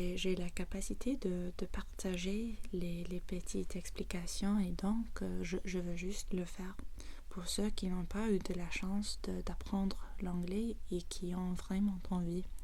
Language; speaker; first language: French; non-native, fluent; English